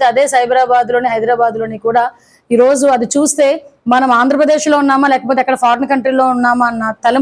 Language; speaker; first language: Telugu; native; Telugu